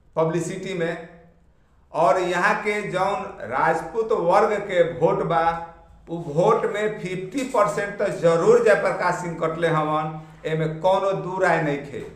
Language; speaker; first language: Bhojpuri; native; Bhojpuri